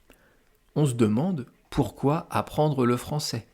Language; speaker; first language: French; native; French